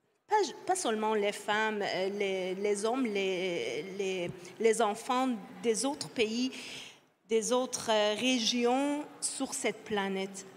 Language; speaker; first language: French; non-native, fluent; Persian